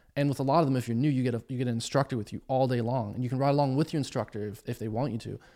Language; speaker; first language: English; early bilingual, other home language; German